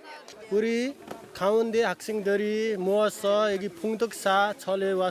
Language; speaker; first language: Korean; non-native, learner; Nepali